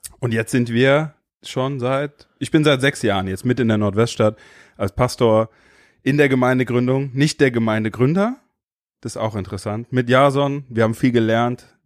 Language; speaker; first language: German; native; German